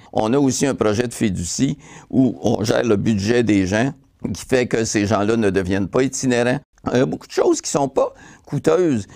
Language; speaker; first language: French; native; French